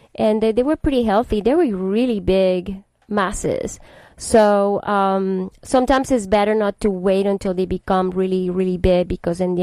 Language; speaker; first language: English; non-native, fluent; Spanish